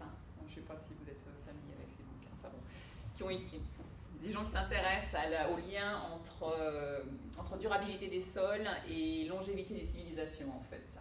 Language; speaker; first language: French; native; French